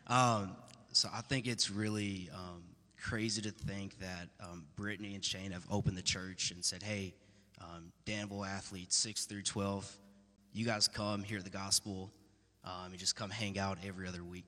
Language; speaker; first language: English; native; English